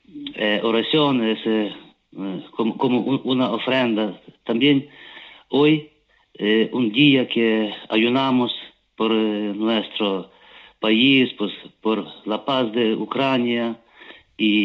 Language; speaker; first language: Spanish; non-native, learner; Ukrainian